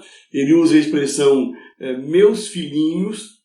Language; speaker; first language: Portuguese; native; Portuguese